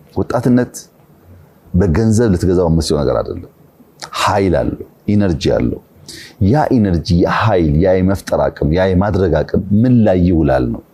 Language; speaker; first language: Amharic; non-native, local second language; Oromo